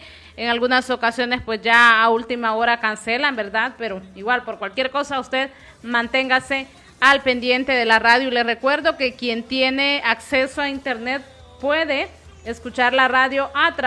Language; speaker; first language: Spanish; native; Spanish